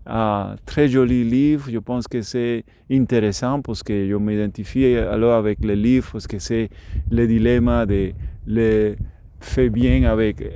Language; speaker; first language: French; non-native, learner; Spanish